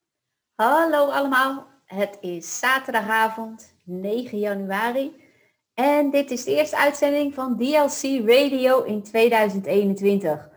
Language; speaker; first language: Dutch; native; Dutch